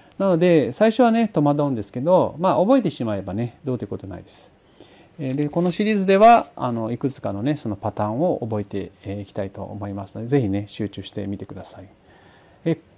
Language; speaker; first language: Japanese; early bilingual, heritage; Portuguese